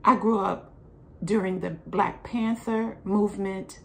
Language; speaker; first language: English; native; English